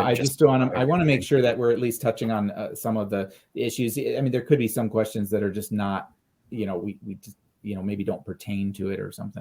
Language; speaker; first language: English; native; English